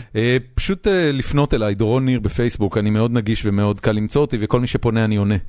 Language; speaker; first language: Hebrew; native; Hebrew